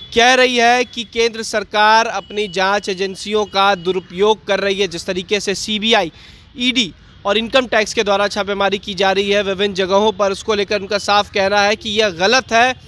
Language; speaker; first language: Hindi; native; Hindi